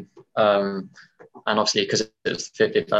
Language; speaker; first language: English; native; English